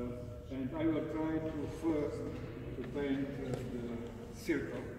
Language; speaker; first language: English; non-native, learner; Slovak